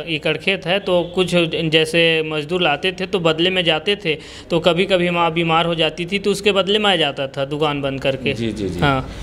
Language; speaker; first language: Hindi; native; Hindi